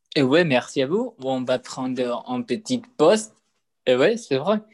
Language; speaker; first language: French; non-native, learner; Spanish